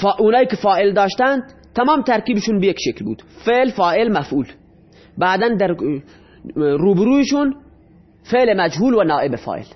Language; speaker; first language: Persian; non-native, local second language; Baluchi